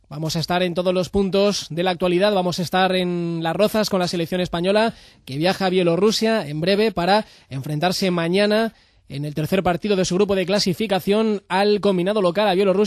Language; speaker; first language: Spanish; native; Spanish